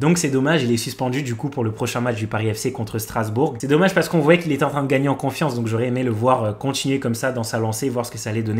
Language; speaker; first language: French; native; French